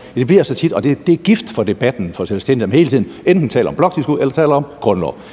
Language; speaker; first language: Danish; native; Danish